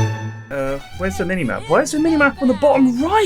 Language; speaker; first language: English; native; English